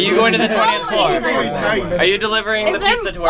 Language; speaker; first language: English; native; English